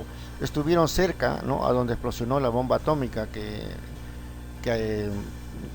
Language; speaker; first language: Spanish; native; Spanish